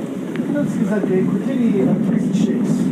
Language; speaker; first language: Russian; non-native, learner; English